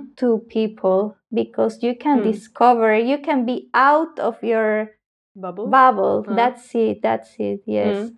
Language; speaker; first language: English; non-native, learner; Spanish